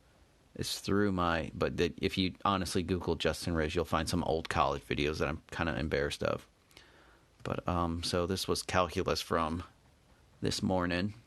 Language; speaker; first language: English; native; English